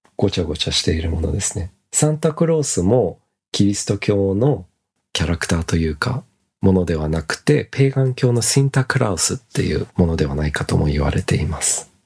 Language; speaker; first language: Japanese; native; Japanese